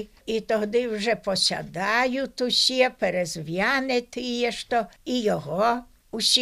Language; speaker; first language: Ukrainian; native; Ukrainian